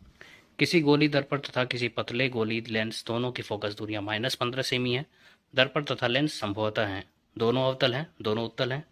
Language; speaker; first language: Hindi; native; Hindi